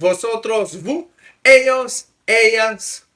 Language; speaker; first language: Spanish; non-native, fluent; French